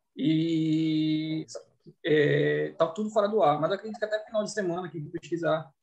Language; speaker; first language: Portuguese; native; Portuguese